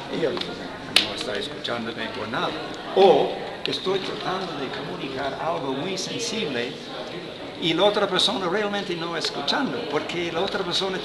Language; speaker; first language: Spanish; non-native, fluent; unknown